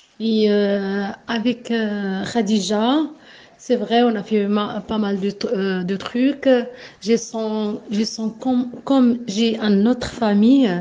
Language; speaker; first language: French; non-native, learner; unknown